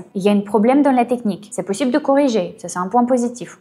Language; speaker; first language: French; non-native, fluent; Russian